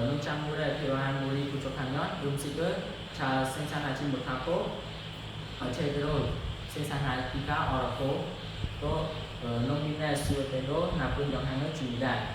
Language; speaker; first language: Korean; non-native, learner; Khmer